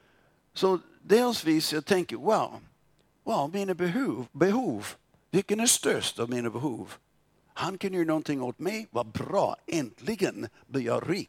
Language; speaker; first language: Swedish; non-native, fluent; English